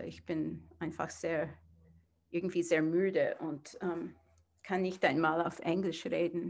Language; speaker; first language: German; non-native, fluent; English